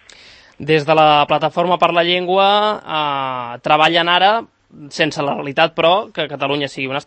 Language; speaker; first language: Catalan; native; Catalan